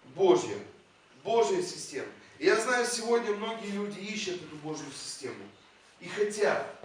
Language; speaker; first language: Russian; non-native, local second language; Ukrainian